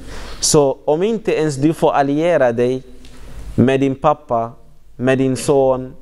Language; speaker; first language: Swedish; non-native, fluent; Arabic